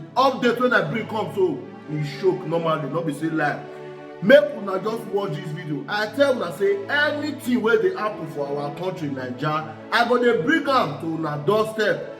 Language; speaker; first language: Nigerian Pidgin; native; Nigerian Pidgin